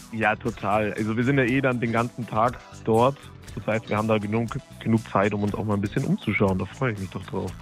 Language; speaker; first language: German; native; German